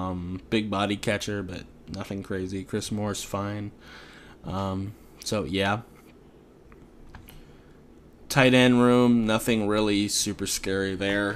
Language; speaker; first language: English; native; English